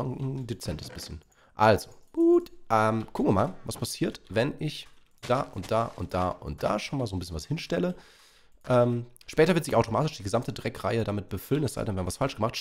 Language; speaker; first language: German; native; German